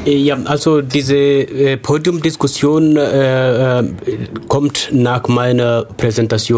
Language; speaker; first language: German; non-native, fluent; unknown